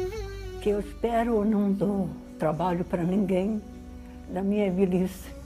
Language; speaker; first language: Portuguese; non-native, learner; Arabic